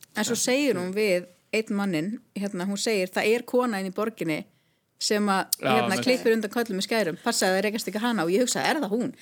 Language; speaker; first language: Icelandic; native; Icelandic